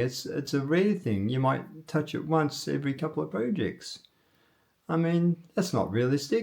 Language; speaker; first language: English; native; English